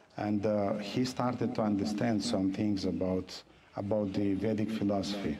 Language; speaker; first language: English; non-native, fluent; Romanian